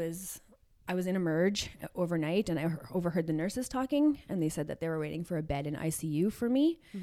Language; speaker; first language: English; native; English